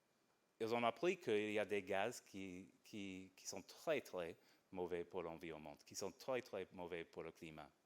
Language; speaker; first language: French; non-native, fluent; English